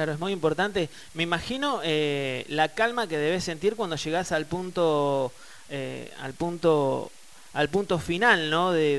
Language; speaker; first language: Spanish; native; Spanish